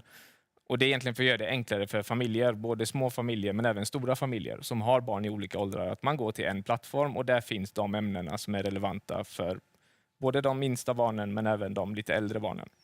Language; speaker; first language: Swedish; native; Swedish